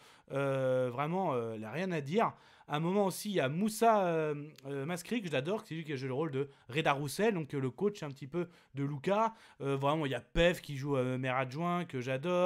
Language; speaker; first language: French; native; French